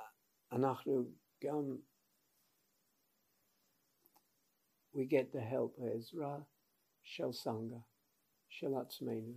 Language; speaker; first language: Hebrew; non-native, fluent; English